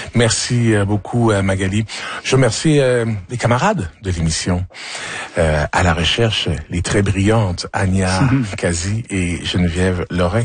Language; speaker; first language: French; native; French